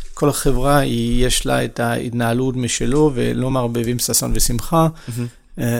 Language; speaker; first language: Hebrew; non-native, fluent; French